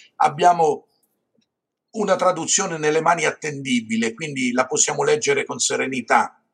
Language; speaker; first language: Italian; native; Italian